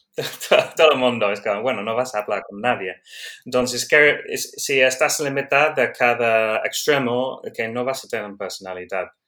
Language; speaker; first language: Spanish; non-native, learner; English